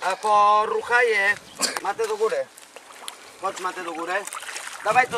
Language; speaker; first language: Polish; non-native, learner; Spanish